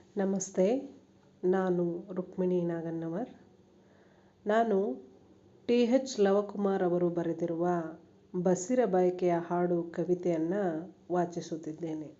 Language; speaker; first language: Kannada; native; Kannada